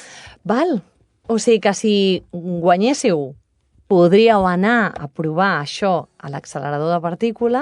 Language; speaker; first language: Catalan; native; Catalan